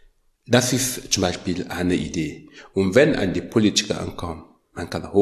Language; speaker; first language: German; non-native, learner; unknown